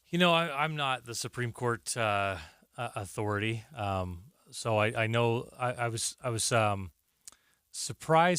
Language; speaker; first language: English; native; English